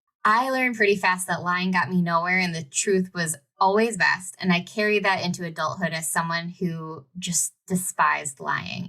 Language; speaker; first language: English; native; English